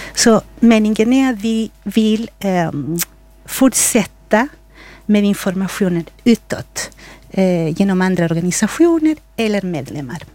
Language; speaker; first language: Swedish; non-native, fluent; Spanish